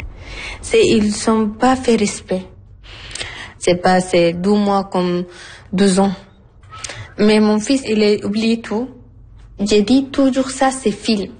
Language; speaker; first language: French; non-native, learner; Arabic